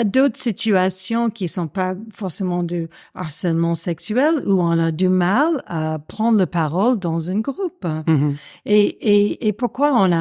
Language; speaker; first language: French; non-native, fluent; English